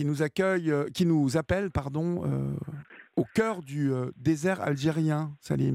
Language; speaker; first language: French; native; French